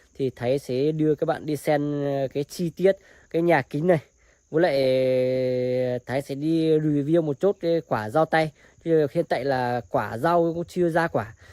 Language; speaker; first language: Vietnamese; non-native, local second language; Hmong